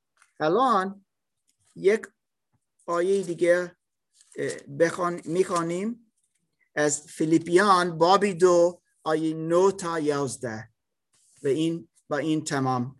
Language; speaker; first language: Persian; non-native, learner; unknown